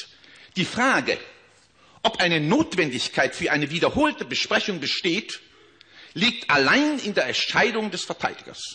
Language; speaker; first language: German; native; German